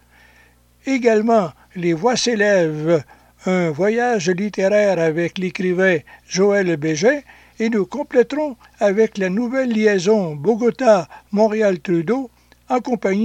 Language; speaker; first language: French; native; French